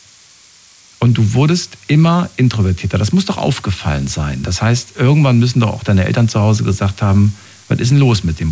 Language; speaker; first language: German; native; German